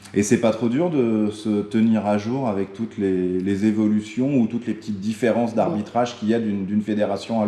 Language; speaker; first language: French; native; French